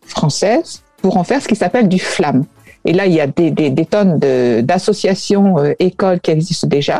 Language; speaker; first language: French; native; French